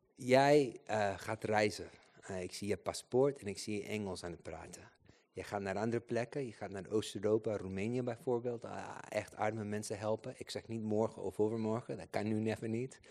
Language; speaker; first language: Dutch; non-native, fluent; Spanish